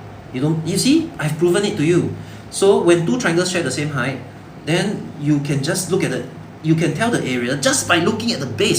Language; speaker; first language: English; non-native, local second language; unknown